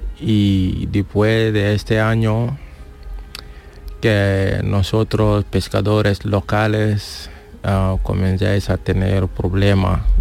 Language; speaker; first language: Spanish; non-native, learner; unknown